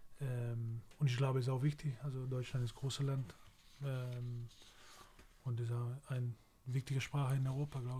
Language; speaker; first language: German; non-native, learner; Bosnian